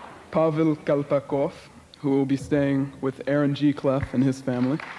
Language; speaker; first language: English; native; English